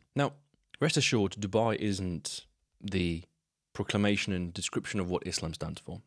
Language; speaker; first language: English; non-native, fluent; Slovenian